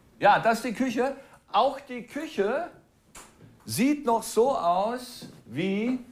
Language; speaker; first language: German; native; German